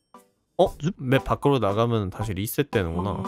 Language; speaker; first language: Korean; native; Korean